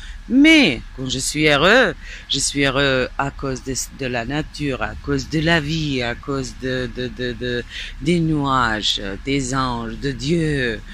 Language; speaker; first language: French; non-native, fluent; Serbian